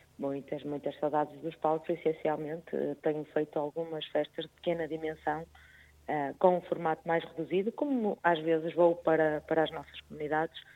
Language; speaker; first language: Portuguese; native; Portuguese